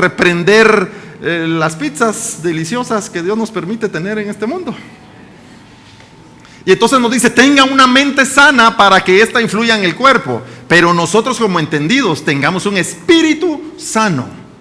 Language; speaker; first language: Spanish; native; Spanish